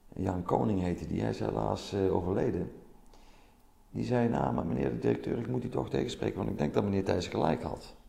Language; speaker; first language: Dutch; native; Dutch